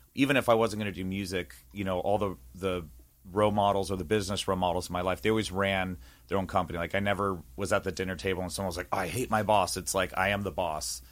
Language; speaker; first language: English; native; English